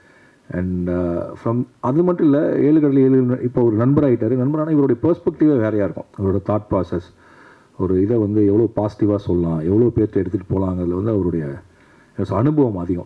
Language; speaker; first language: Tamil; native; Tamil